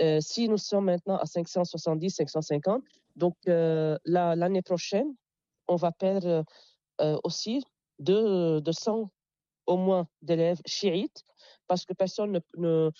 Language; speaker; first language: French; non-native, local second language; Arabic